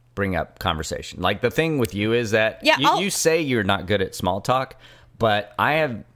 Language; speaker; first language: English; native; English